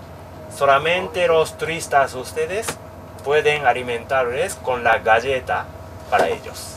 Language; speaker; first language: Spanish; non-native, learner; Japanese